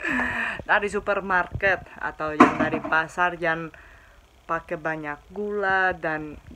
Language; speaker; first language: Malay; non-native, fluent; Spanish